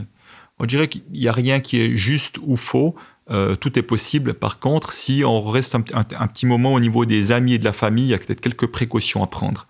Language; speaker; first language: French; native; French